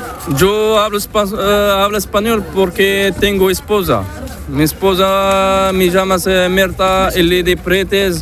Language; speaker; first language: Spanish; non-native, learner; Arabic